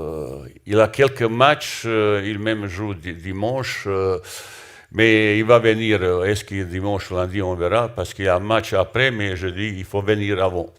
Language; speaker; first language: French; non-native, learner; Bosnian